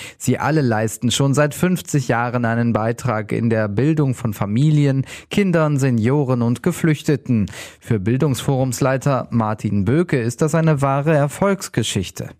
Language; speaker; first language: German; native; German